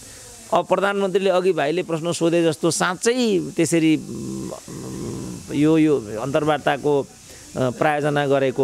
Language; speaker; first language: Nepali; native; Nepali